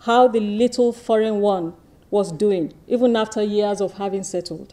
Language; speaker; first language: English; non-native, local second language; Yoruba